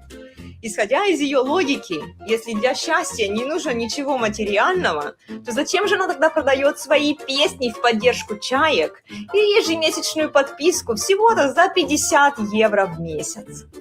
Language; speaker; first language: Russian; native; Russian